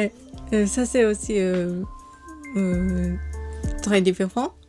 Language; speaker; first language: French; non-native, learner; Japanese